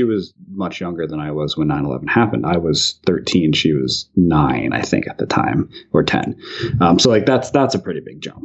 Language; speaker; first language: English; native; English